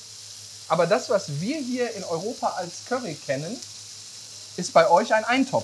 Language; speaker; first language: German; native; German